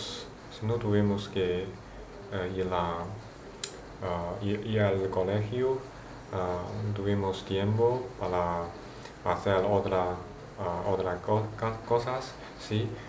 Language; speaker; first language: Spanish; non-native, learner; Chinese